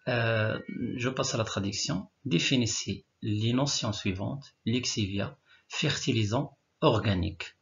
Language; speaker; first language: French; non-native, local second language; Arabic